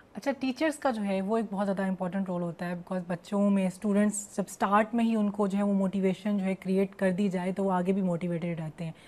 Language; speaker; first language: Urdu; native; Urdu